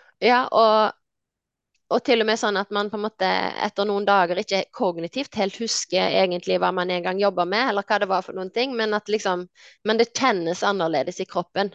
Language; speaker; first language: Norwegian; native; Norwegian